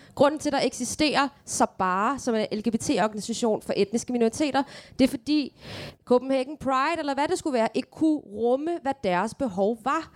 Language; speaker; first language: Danish; early bilingual, other home language; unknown